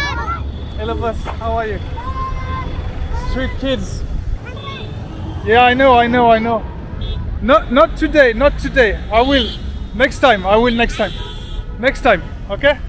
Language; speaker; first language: English; non-native, fluent; French